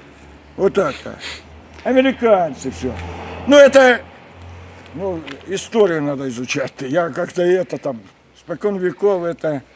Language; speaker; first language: Russian; native; Russian